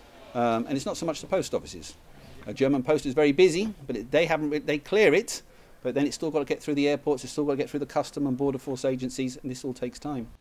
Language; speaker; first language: English; native; English